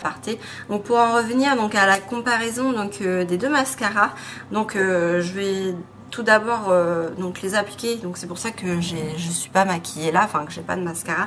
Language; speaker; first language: French; native; French